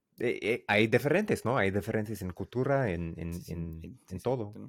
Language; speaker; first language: Spanish; non-native, learner; English